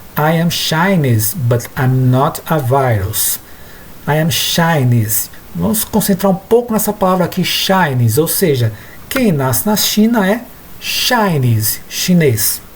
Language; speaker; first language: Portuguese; native; Portuguese